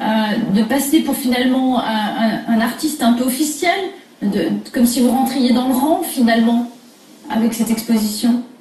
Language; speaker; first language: French; native; French